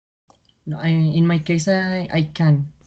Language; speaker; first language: English; non-native, fluent; Spanish